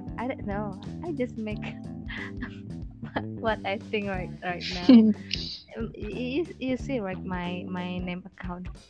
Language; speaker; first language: English; non-native, learner; Indonesian